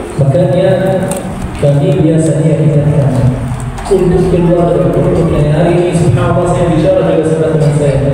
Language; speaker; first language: Indonesian; non-native, fluent; Arabic